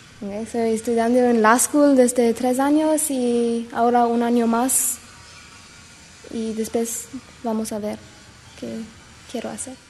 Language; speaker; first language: Spanish; non-native, learner; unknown